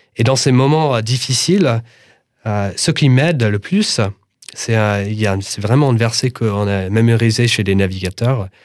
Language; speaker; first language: French; non-native, fluent; English